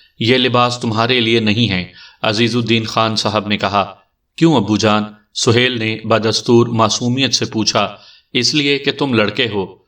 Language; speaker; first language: Urdu; native; Urdu